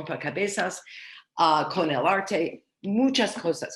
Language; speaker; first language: Spanish; non-native, learner; English